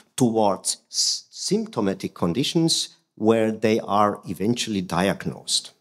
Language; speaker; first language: English; non-native, fluent; Hungarian